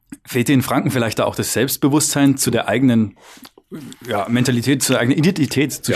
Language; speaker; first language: German; native; German